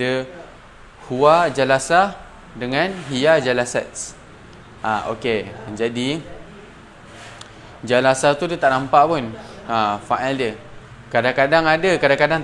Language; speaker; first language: Malay; native; Malay